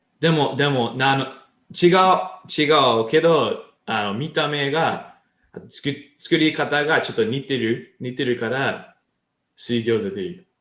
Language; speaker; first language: Japanese; non-native, learner; English